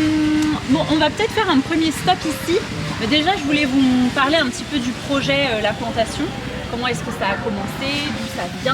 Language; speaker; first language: French; native; French